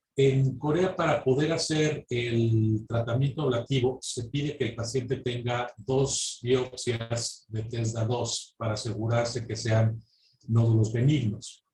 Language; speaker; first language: Spanish; native; Spanish